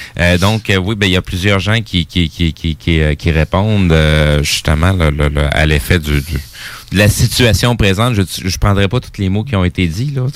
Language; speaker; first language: French; native; French